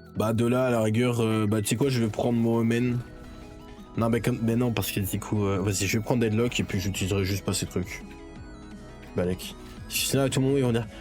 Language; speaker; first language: French; native; French